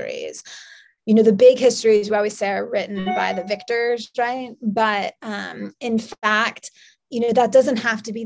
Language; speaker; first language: English; native; English